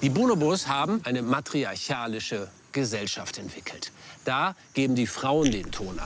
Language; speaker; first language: German; native; German